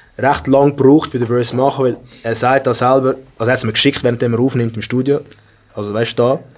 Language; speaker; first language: German; early bilingual, other home language; English